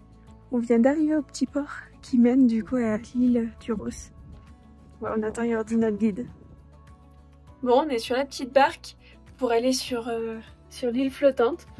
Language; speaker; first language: French; native; French